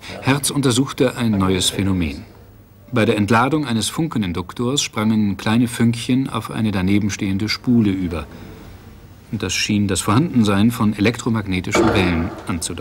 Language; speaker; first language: German; native; German